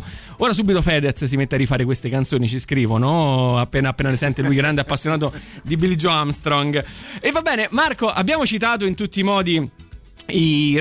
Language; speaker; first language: Italian; native; Italian